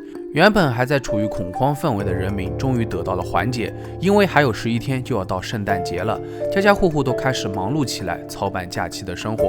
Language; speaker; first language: Chinese; native; Chinese